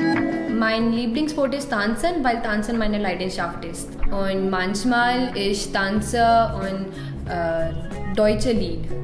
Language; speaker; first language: German; non-native, learner; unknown